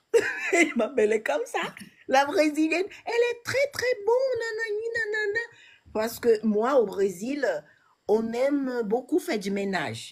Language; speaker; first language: French; non-native, learner; Portuguese